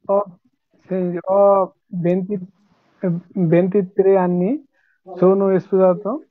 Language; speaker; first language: Italian; non-native, learner; Bangla